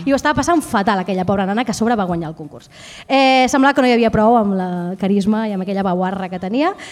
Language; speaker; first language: Catalan; native; Catalan